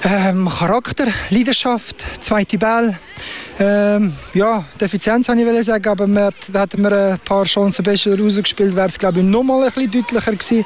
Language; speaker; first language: German; native; German